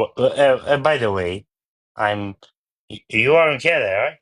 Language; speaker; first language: English; non-native, learner; Bulgarian